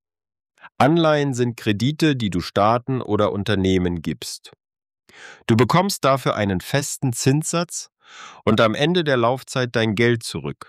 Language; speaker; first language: German; native; German